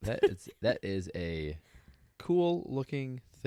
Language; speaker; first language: English; native; English